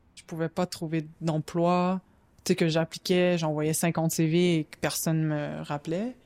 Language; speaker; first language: French; native; French